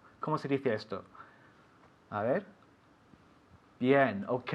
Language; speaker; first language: Spanish; non-native, fluent; English